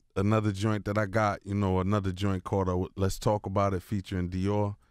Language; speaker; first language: English; native; English